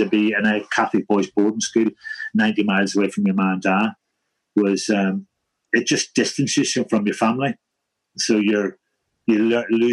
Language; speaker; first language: English; native; English